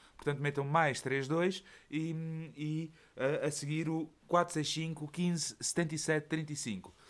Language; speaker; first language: Portuguese; native; Portuguese